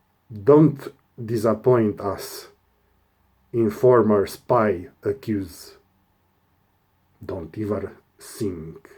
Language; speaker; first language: English; non-native, learner; Romanian